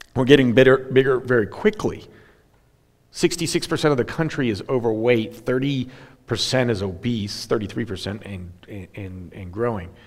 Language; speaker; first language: English; native; English